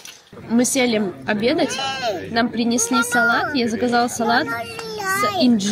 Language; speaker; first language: Russian; native; Russian